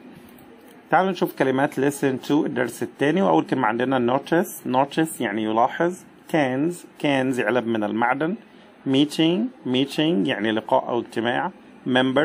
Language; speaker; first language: Arabic; native; Arabic